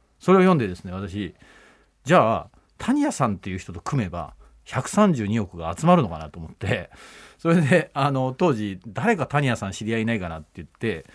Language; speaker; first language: Japanese; native; Japanese